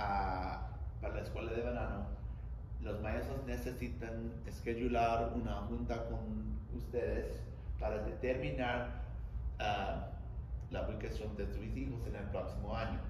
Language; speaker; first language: Spanish; non-native, learner; English